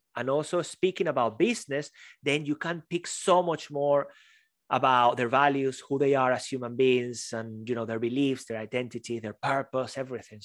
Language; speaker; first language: English; non-native, fluent; Spanish